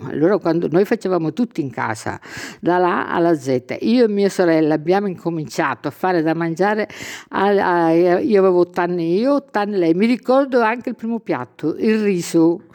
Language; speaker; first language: Italian; native; Italian